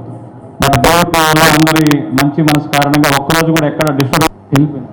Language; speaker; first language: Telugu; native; Telugu